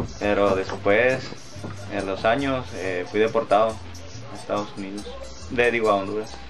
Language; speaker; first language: Spanish; native; Spanish